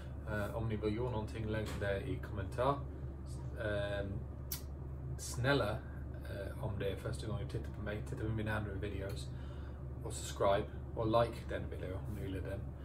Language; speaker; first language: Swedish; non-native, fluent; English